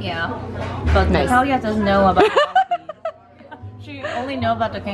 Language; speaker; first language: English; non-native, learner; Korean